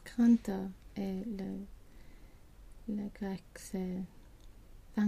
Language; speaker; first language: French; non-native, learner; Swedish